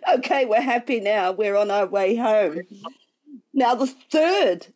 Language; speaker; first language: English; native; English